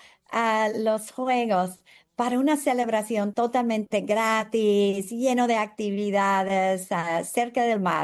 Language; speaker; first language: Spanish; non-native, fluent; English